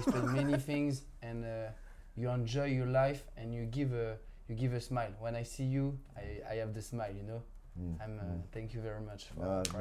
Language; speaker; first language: English; non-native, learner; French